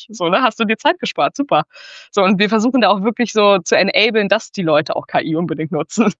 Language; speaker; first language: German; native; German